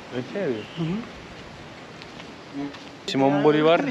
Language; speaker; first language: Spanish; non-native, learner; Turkish